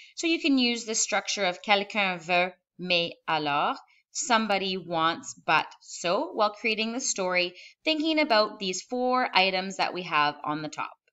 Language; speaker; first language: English; native; English